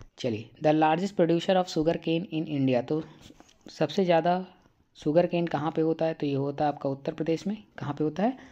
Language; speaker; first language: Hindi; native; Hindi